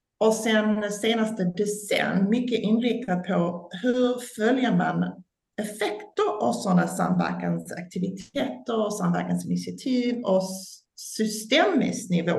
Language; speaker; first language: Swedish; non-native, fluent; English